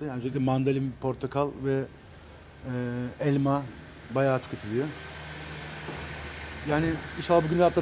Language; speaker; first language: Turkish; native; Turkish